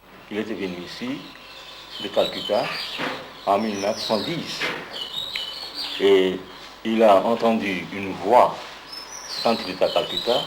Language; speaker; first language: French; non-native, local second language; Bangla